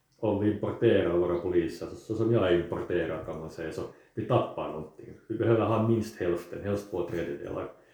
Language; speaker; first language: Swedish; native; Swedish